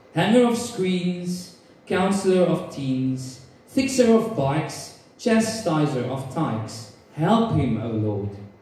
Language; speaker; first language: English; non-native, local second language; Afrikaans